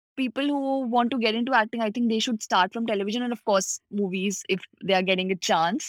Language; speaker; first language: English; non-native, local second language; Punjabi